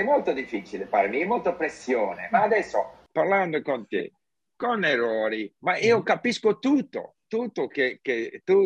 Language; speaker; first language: Italian; non-native, learner; English